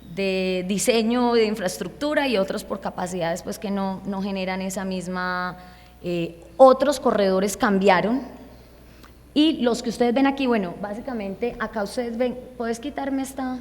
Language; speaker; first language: Spanish; native; Spanish